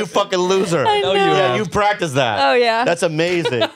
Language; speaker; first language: English; native; English